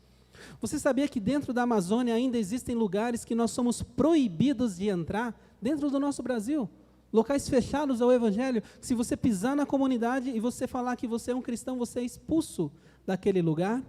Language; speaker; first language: Portuguese; native; Portuguese